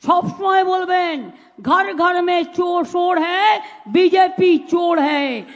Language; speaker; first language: Hindi; non-native, local second language; Bangla